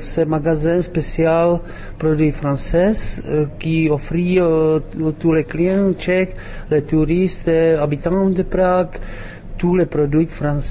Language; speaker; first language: French; non-native, learner; Czech